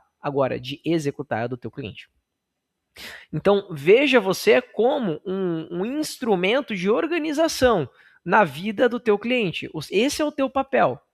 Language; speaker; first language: Portuguese; native; Portuguese